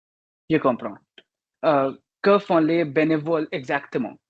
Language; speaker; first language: French; non-native, learner; Hindi